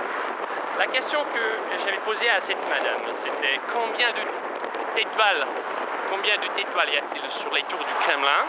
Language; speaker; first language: French; non-native, fluent; Russian